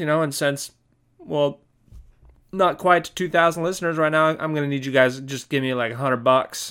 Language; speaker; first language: English; native; English